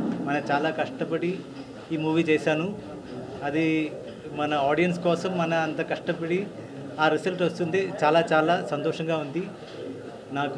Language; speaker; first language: Telugu; non-native, local second language; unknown